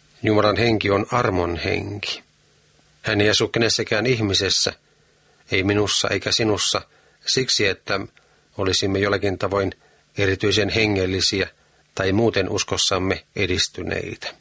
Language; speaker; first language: Finnish; native; Finnish